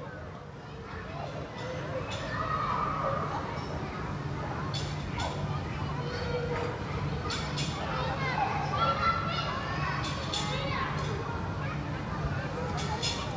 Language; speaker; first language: Thai; native; Thai